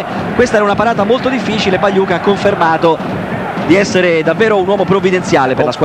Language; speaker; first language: Italian; native; Italian